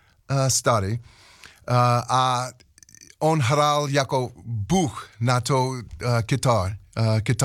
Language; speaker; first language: Czech; non-native, learner; English